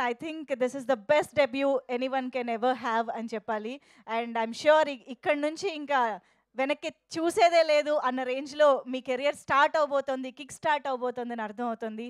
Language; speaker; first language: Telugu; native; Telugu